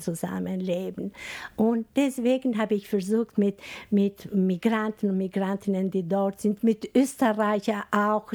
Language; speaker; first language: German; non-native, fluent; Albanian